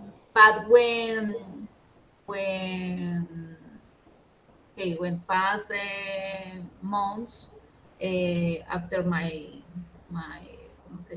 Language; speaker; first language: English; non-native, learner; Spanish